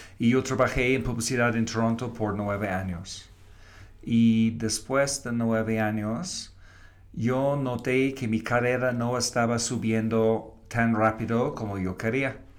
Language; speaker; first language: Spanish; non-native, fluent; English